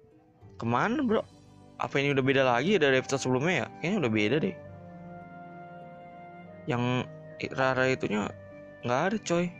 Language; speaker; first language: Indonesian; native; Indonesian